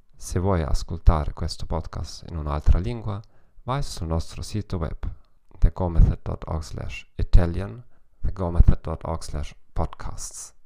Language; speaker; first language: Italian; non-native, learner; German